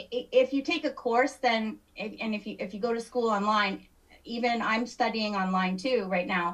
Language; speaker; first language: English; native; English